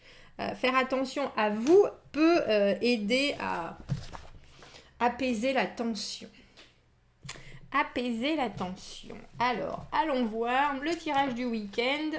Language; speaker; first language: French; native; French